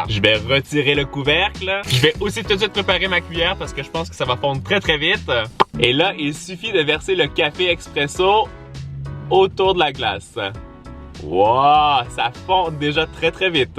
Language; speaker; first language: French; native; French